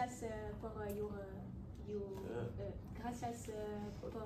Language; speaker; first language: Spanish; non-native, learner; French